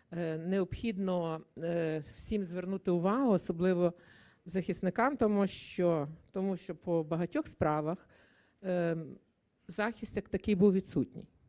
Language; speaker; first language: Ukrainian; native; Ukrainian